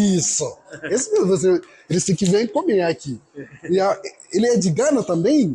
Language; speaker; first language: Portuguese; non-native, fluent; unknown